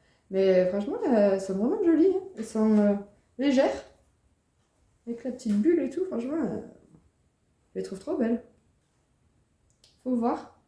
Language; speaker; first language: French; native; French